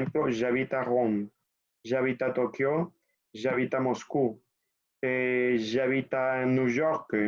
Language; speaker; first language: French; non-native, fluent; Spanish